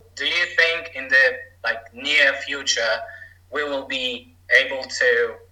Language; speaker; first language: English; non-native, fluent; Polish